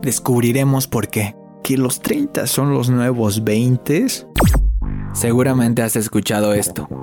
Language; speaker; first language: Spanish; native; Spanish